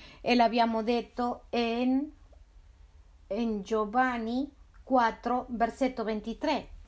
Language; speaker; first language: Italian; non-native, fluent; Spanish